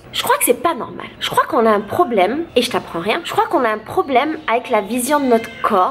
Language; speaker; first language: French; native; French